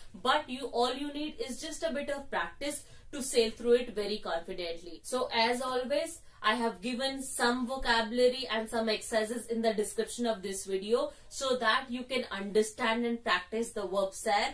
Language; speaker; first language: English; non-native, local second language; Hindi